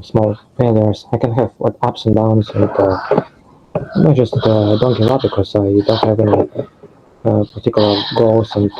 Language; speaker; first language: English; non-native, fluent; Russian